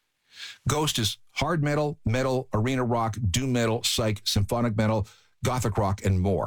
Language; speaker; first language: English; native; English